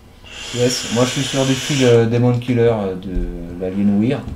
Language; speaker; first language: French; native; French